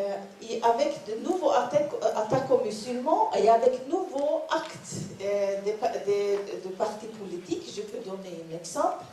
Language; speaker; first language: French; non-native, learner; Norwegian